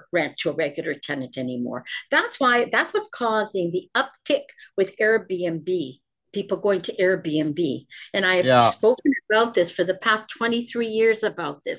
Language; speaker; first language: English; native; English